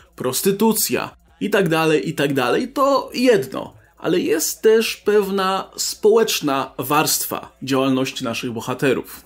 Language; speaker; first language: Polish; native; Polish